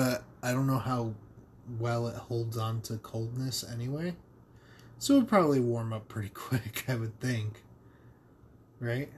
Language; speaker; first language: English; native; English